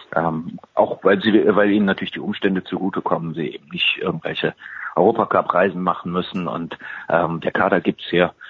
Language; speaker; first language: German; native; German